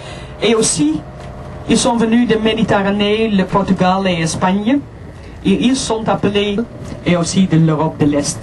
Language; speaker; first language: French; non-native, fluent; Dutch